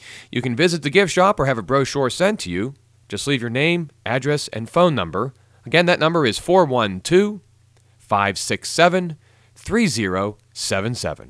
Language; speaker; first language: English; native; English